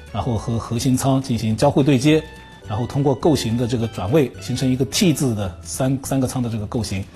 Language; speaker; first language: Chinese; native; Chinese